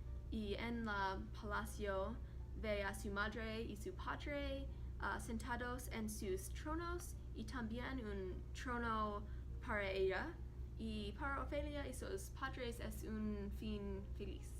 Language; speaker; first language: Spanish; non-native, learner; English